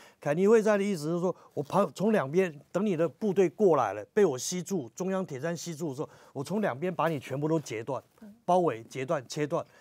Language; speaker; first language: Chinese; native; Chinese